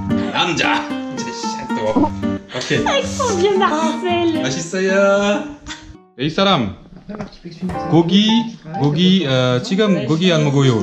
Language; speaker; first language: Korean; non-native, learner; French